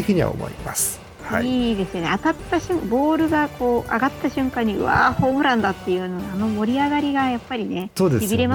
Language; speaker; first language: Japanese; native; Japanese